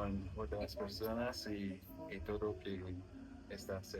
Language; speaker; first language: Spanish; non-native, learner; French